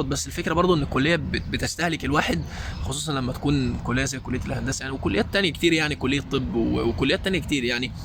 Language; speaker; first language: Arabic; native; Arabic